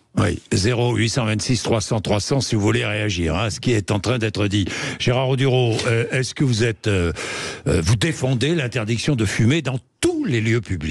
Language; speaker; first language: French; native; French